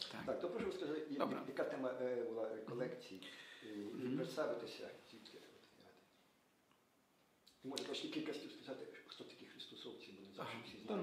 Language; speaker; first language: Polish; non-native, learner; Ukrainian